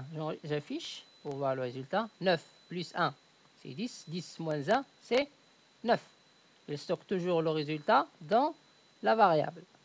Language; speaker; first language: French; native; French